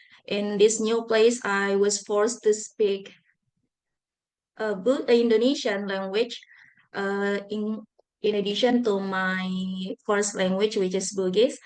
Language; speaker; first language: English; non-native, fluent; Buginese